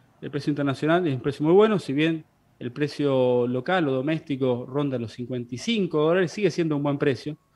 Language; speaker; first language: Spanish; native; Spanish